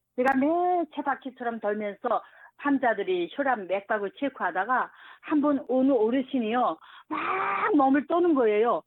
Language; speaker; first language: Korean; native; Korean